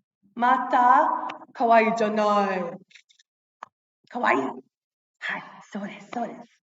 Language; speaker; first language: Japanese; non-native, learner; English